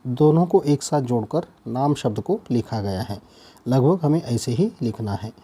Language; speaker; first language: Hindi; non-native, local second language; Kannada